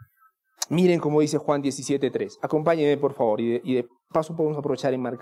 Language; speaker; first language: Spanish; native; Spanish